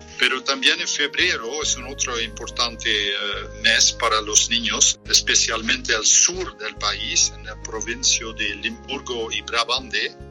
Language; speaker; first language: Spanish; non-native, fluent; Dutch